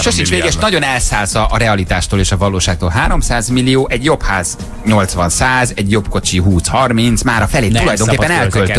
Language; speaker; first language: Hungarian; native; Hungarian